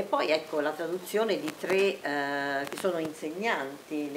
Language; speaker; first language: Italian; native; Italian